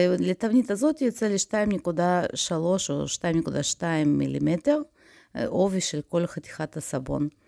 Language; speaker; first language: Hebrew; non-native, fluent; Russian